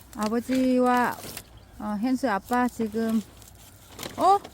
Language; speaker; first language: Korean; non-native, learner; Vietnamese